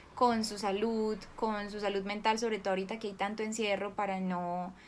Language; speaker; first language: Spanish; native; Spanish